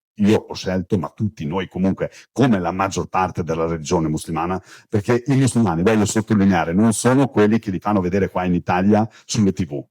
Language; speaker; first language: Italian; non-native, fluent; Turkish